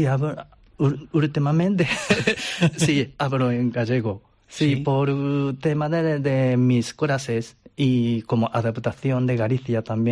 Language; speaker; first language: Spanish; non-native, learner; Japanese